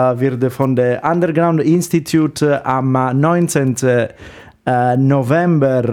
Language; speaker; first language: German; non-native, learner; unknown